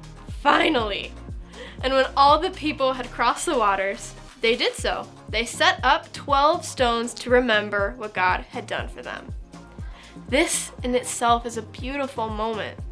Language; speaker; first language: English; native; English